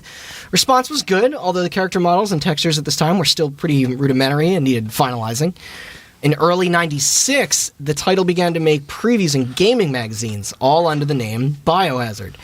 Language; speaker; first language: English; native; English